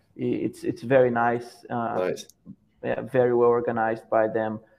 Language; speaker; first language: English; non-native, fluent; Portuguese